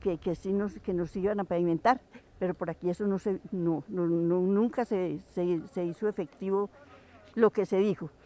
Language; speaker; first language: Spanish; native; Spanish